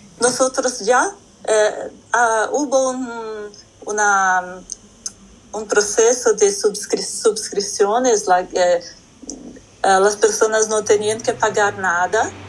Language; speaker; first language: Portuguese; non-native, learner; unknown